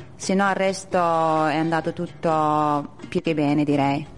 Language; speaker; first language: Italian; non-native, fluent; Arabic